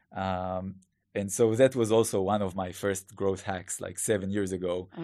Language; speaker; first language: English; non-native, fluent; Hebrew